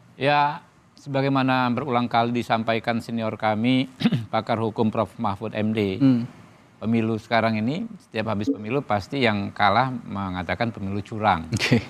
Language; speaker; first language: Indonesian; native; Indonesian